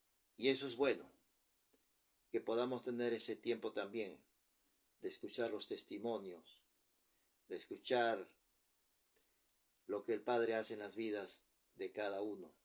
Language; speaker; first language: Spanish; native; Spanish